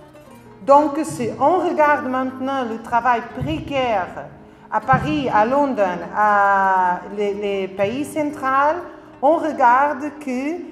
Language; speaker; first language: French; non-native, learner; Spanish